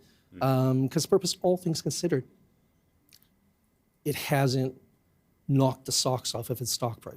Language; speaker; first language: English; native; English